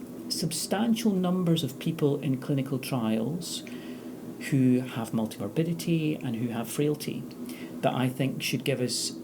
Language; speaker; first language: English; native; English